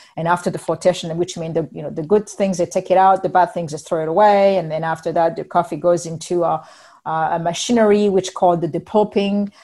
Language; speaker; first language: English; non-native, fluent; Rundi